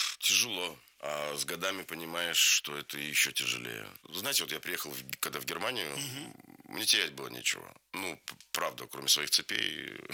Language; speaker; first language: Russian; native; Russian